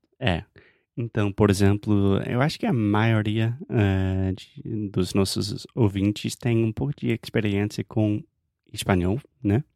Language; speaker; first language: Portuguese; non-native, fluent; English